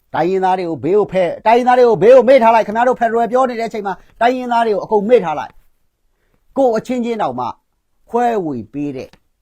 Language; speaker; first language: Burmese; non-native, local second language; Kachin